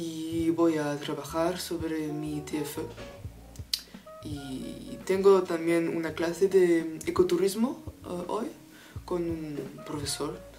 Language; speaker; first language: Spanish; non-native, learner; French